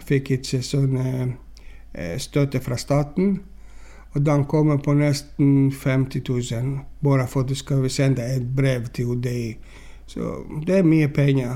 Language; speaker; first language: Norwegian; non-native, learner; Greek